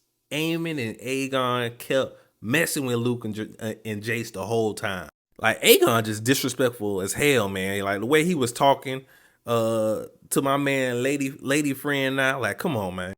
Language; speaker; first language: English; native; English